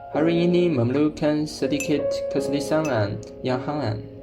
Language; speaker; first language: Malay; non-native, learner; Chinese